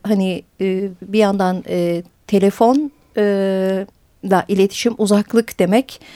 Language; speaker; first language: Turkish; early bilingual, heritage; Turkish